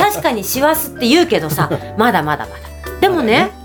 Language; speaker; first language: Japanese; native; Japanese